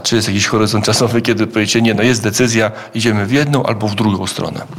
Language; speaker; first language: Polish; native; Polish